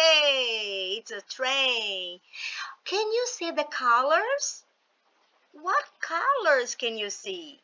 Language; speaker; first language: English; non-native, fluent; Portuguese